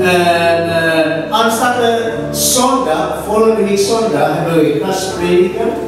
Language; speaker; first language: Dutch; non-native, fluent; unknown